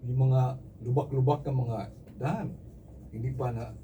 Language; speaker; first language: Filipino; non-native, local second language; Cebuano